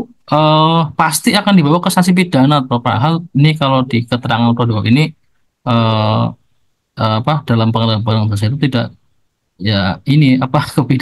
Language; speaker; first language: Indonesian; native; Indonesian